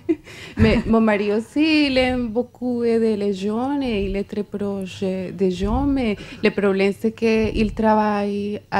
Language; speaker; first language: French; non-native, fluent; Spanish